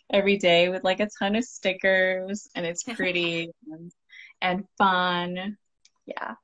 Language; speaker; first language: English; non-native, local second language; Cantonese